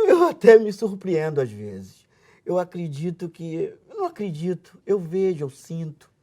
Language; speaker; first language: Portuguese; native; Portuguese